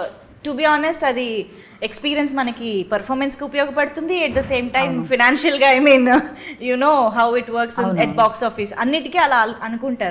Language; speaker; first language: Telugu; native; Telugu